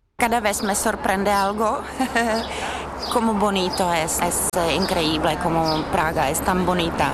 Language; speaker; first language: Spanish; non-native, fluent; Czech